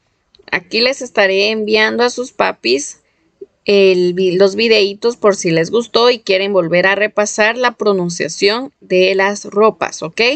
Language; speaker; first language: Spanish; native; Spanish